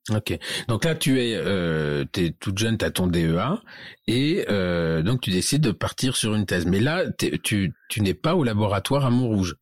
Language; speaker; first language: French; native; French